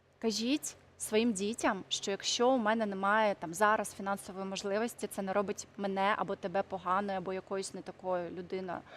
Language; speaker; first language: Ukrainian; native; Ukrainian